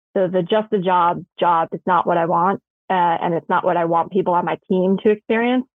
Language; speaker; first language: English; native; English